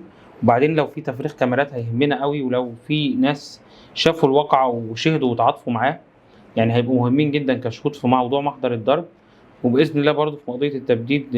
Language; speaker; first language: Arabic; native; Arabic